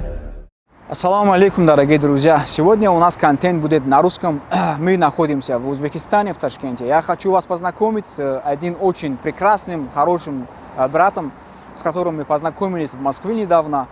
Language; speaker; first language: Russian; non-native, local second language; Tajik